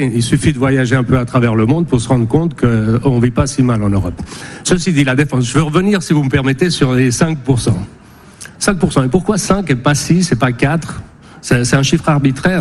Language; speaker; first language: French; non-native, fluent; Spanish